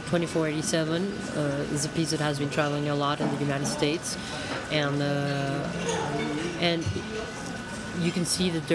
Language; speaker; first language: English; non-native, fluent; Spanish